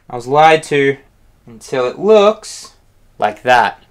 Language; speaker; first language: English; native; English